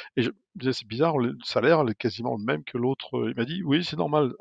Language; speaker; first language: French; native; French